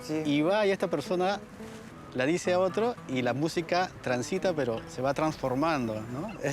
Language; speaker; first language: Spanish; native; Spanish